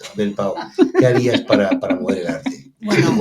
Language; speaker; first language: Spanish; native; Spanish